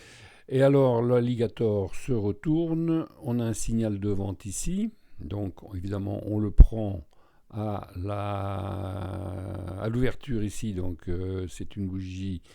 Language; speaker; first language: French; native; French